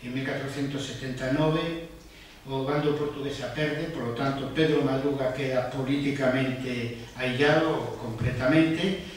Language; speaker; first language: Spanish; non-native, local second language; Galician